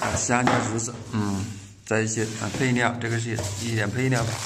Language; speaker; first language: Chinese; native; Chinese